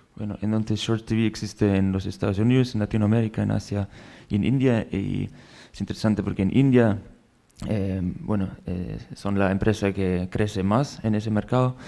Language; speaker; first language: Spanish; non-native, fluent; German